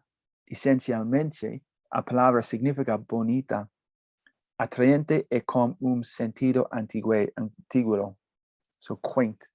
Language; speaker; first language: Portuguese; non-native, learner; English